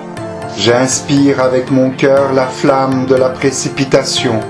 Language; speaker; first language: French; native; French